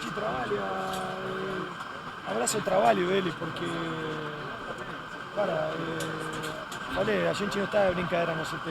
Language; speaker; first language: Portuguese; non-native, fluent; Spanish